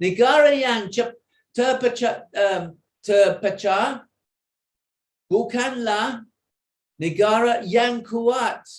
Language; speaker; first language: Indonesian; non-native, fluent; English